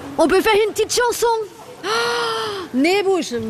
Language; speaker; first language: French; native; French